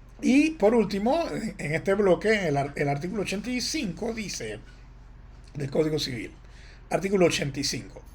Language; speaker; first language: Spanish; native; Spanish